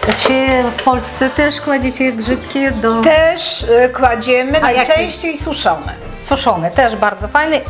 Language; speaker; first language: Polish; non-native, learner; Ukrainian